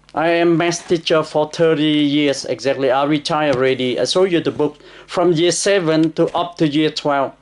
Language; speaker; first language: English; non-native, learner; Vietnamese